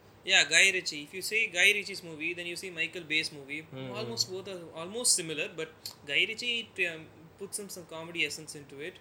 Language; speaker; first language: English; non-native, local second language; Tamil